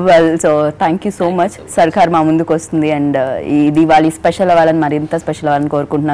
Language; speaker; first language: Telugu; native; Telugu